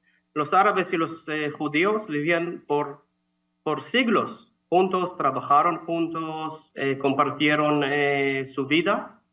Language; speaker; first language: Spanish; non-native, fluent; Hebrew